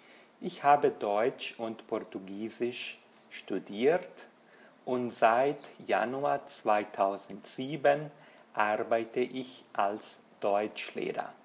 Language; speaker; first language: German; non-native, fluent; Portuguese